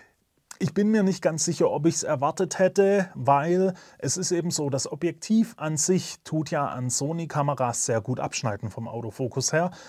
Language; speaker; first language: German; native; German